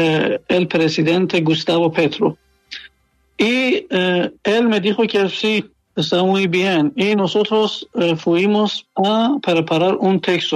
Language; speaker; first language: Spanish; non-native, learner; Persian